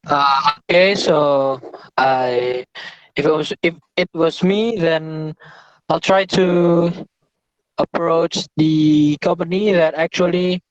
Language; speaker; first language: English; non-native, fluent; Indonesian